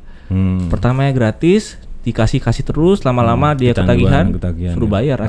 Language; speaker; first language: Indonesian; native; Indonesian